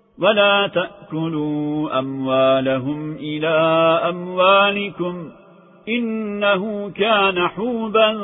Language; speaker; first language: Arabic; non-native, fluent; Turkish